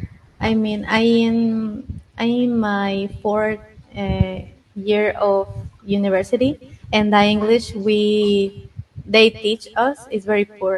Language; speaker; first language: English; non-native, fluent; Spanish